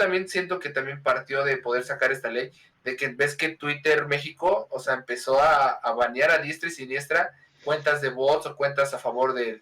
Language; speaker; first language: Spanish; native; Spanish